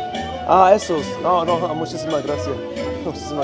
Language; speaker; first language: Spanish; non-native, fluent; German